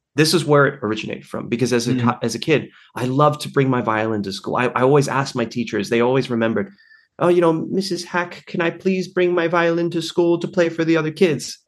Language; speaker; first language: English; native; English